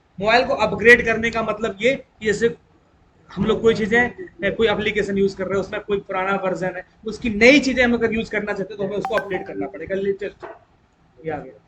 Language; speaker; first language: Hindi; native; Hindi